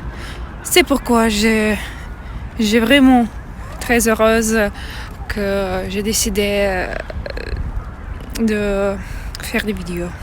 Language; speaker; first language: French; non-native, learner; Russian